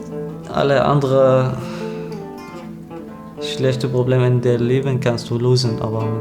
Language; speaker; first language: German; non-native, learner; Arabic